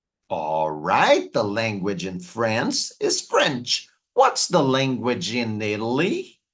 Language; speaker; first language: English; non-native, fluent; Portuguese